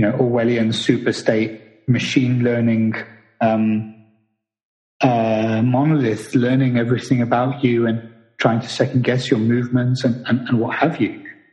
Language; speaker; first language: English; native; English